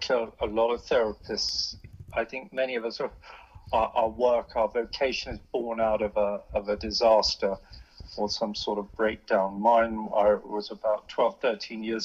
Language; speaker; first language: English; native; English